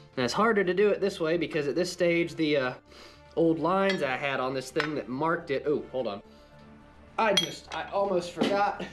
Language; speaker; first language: English; native; English